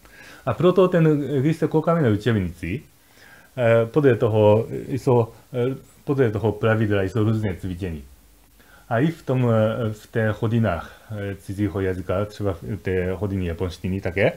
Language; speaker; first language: Czech; non-native, fluent; Japanese